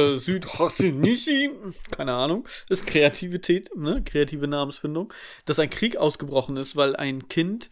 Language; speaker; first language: German; native; German